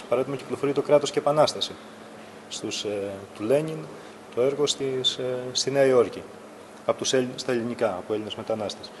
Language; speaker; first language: Greek; native; Greek